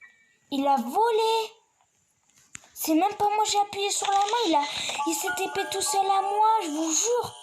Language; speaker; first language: French; native; French